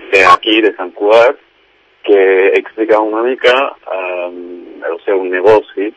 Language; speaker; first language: Catalan; non-native, fluent; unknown